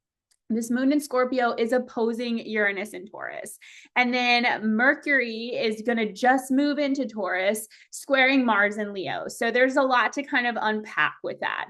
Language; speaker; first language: English; native; English